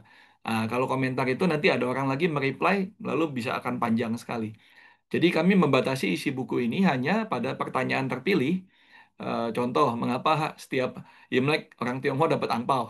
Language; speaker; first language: Indonesian; native; Indonesian